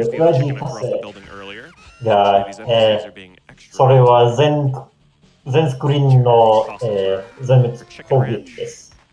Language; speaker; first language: Japanese; non-native, fluent; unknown